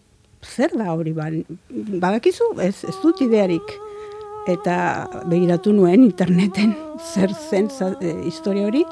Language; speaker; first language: Basque; non-native, local second language; Spanish